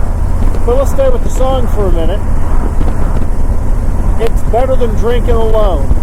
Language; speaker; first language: English; native; English